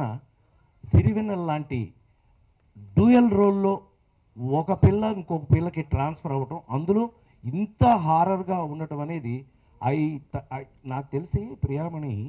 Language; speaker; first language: Telugu; native; Telugu